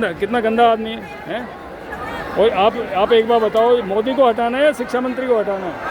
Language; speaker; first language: Hindi; native; Hindi